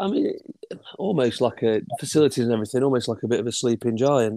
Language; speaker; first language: English; native; English